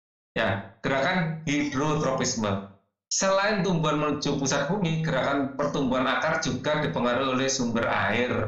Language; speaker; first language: Indonesian; native; Indonesian